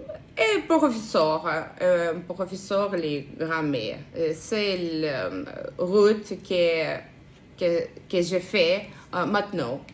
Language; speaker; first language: French; non-native, learner; Russian